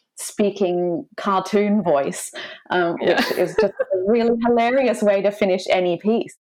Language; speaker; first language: English; native; English